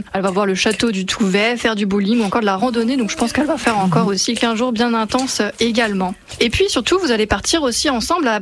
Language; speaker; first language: French; native; French